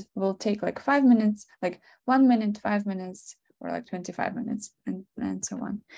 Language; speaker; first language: English; non-native, fluent; Ukrainian